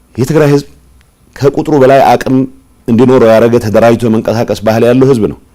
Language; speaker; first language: Amharic; non-native, local second language; Tigrinya